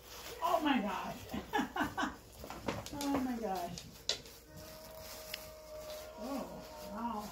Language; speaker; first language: English; native; English